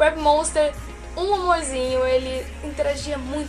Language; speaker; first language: Portuguese; native; Portuguese